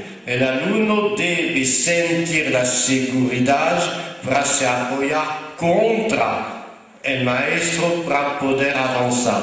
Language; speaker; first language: Spanish; non-native, fluent; French